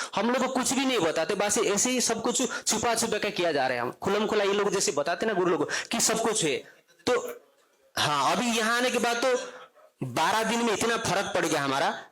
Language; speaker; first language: Hindi; non-native, local second language; Odia